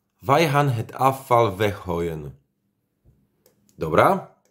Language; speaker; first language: Dutch; non-native, fluent; Polish